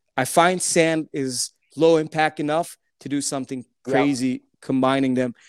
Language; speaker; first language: English; early bilingual, other home language; Turkish